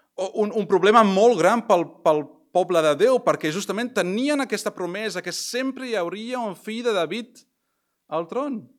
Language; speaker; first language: Catalan; non-native, local second language; Spanish